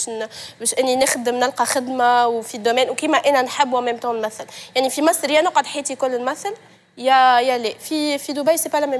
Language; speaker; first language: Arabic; native; Arabic